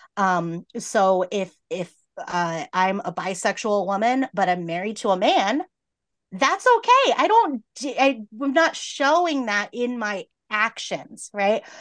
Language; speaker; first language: English; native; English